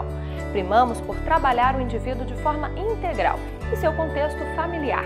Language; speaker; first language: Portuguese; native; Portuguese